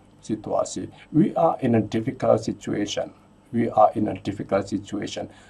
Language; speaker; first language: English; non-native, fluent; Indonesian